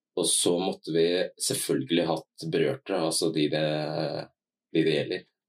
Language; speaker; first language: Norwegian; native; Norwegian